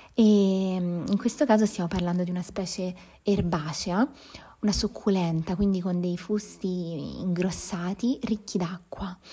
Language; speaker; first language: Italian; native; Italian